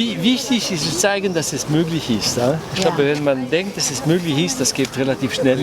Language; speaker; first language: German; non-native, local second language; French